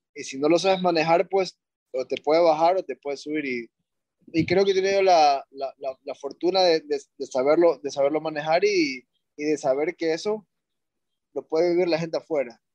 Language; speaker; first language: Spanish; native; Spanish